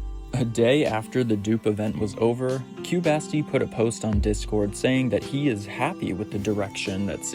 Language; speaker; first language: English; native; English